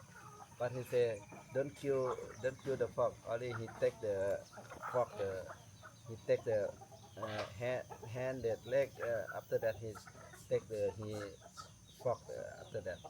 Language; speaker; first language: English; non-native, learner; Thai